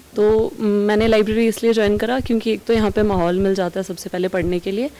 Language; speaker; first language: Hindi; native; Hindi